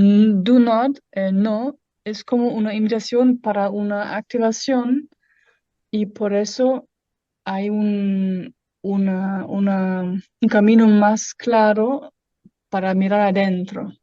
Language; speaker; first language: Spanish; non-native, fluent; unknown